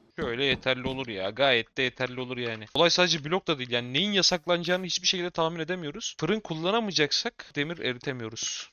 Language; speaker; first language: Turkish; native; Turkish